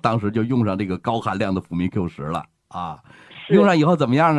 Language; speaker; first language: Chinese; native; Chinese